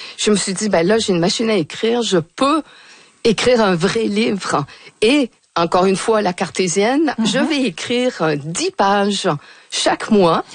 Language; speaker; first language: French; native; French